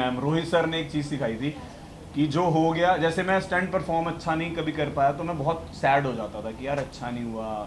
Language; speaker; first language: Hindi; native; Hindi